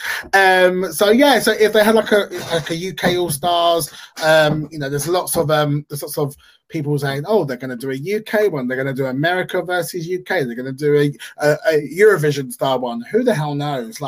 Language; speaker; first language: English; native; English